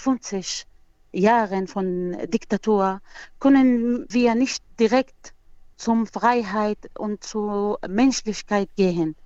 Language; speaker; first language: German; non-native, learner; Arabic